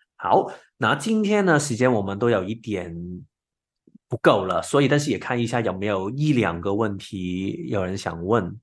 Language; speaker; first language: Chinese; non-native, local second language; Cantonese